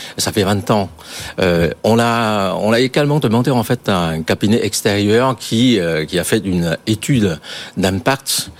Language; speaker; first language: French; non-native, fluent; Chinese